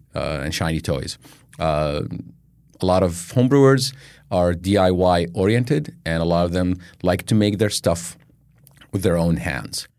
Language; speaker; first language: English; non-native, fluent; Arabic